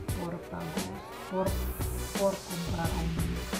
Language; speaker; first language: Spanish; non-native, learner; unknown